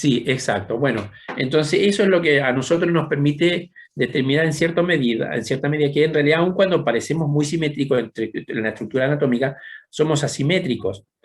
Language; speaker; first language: Spanish; native; Spanish